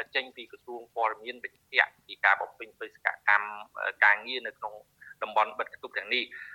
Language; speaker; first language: Khmer; native; Khmer